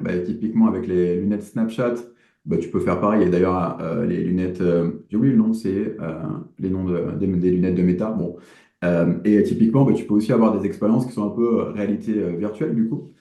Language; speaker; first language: French; native; French